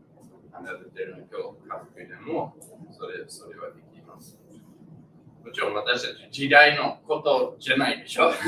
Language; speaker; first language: Japanese; non-native, learner; English